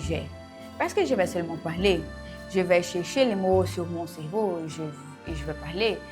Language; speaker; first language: French; non-native, learner; Portuguese